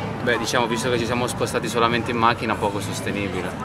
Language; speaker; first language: Italian; native; Italian